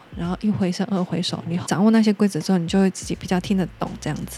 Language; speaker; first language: Chinese; non-native, local second language; Min Nan Chinese